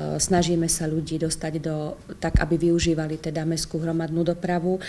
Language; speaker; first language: Slovak; native; Slovak